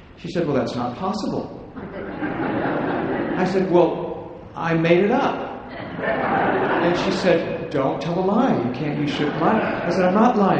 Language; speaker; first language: English; native; English